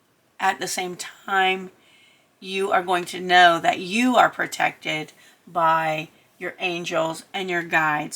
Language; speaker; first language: English; native; English